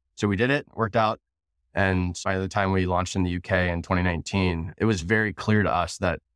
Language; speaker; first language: English; native; English